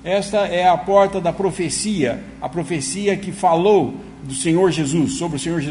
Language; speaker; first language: Portuguese; native; Portuguese